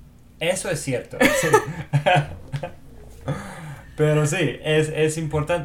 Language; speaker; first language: Spanish; non-native, fluent; English